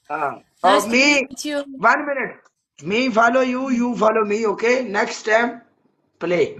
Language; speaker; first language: English; non-native, learner; Punjabi